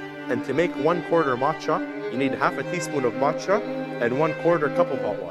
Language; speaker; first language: English; early bilingual, other home language; Arabic